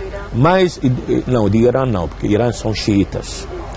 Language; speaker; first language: Portuguese; non-native, fluent; Arabic